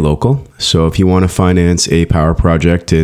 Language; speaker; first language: English; native; English